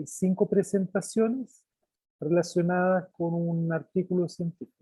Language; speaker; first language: Spanish; native; Spanish